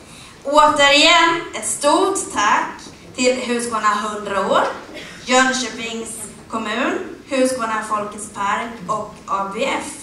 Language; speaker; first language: Swedish; native; Swedish